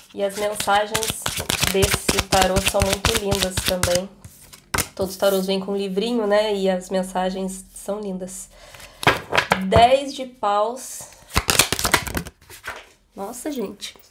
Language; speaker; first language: Portuguese; native; Portuguese